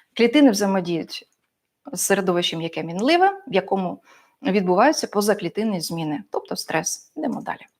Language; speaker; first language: Ukrainian; non-native, local second language; Russian